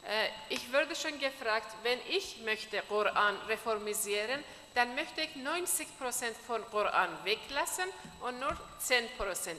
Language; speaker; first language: German; non-native, fluent; Persian